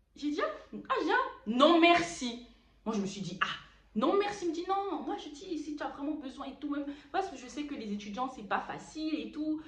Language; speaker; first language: French; early bilingual, other home language; Lingala